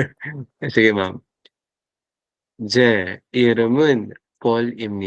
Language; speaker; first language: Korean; non-native, learner; Filipino